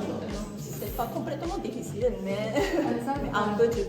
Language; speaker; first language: French; non-native, learner; Japanese